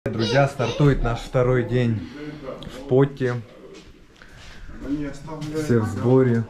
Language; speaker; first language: Russian; native; Russian